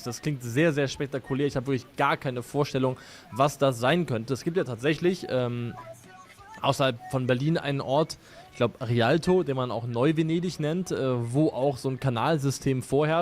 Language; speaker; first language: German; native; German